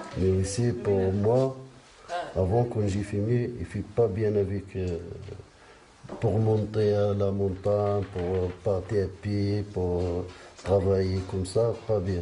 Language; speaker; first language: French; non-native, learner; Arabic